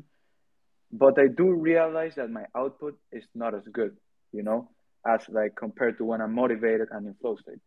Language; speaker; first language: English; non-native, fluent; Spanish